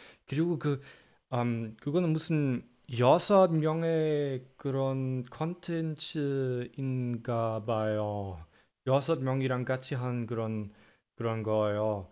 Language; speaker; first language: Korean; non-native, fluent; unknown